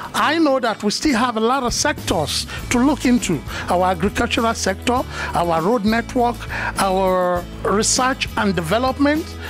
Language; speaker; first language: English; non-native, local second language; Yoruba